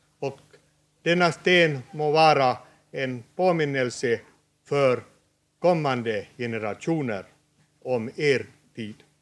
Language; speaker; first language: Swedish; native; Swedish